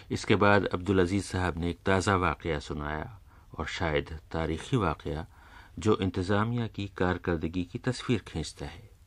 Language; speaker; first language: Urdu; native; Urdu